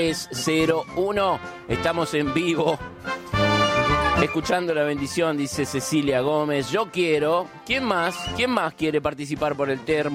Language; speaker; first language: Spanish; native; Spanish